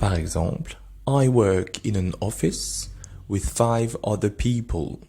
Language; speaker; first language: English; non-native, fluent; French